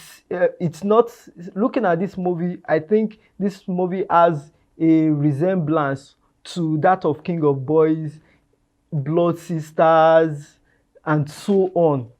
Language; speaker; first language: English; non-native, local second language; Yoruba